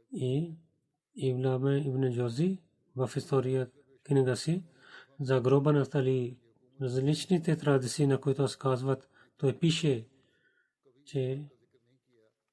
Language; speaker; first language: Bulgarian; non-native, fluent; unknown